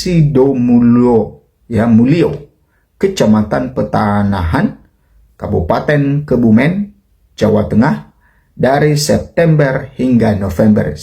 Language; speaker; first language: Indonesian; native; Indonesian